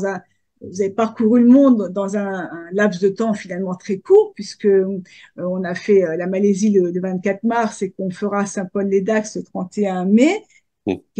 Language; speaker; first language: French; native; French